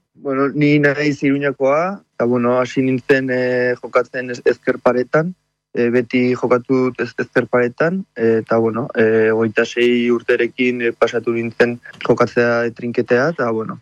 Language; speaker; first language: Basque; non-native, local second language; Spanish